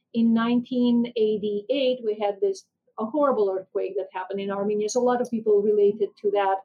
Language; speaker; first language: English; non-native, fluent; Armenian